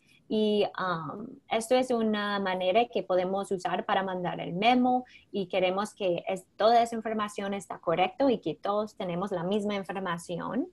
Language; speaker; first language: Spanish; non-native, fluent; English